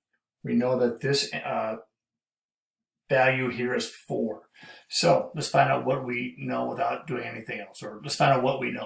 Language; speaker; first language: English; native; English